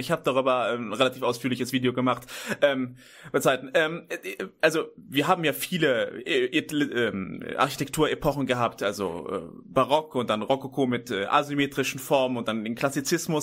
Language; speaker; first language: German; native; German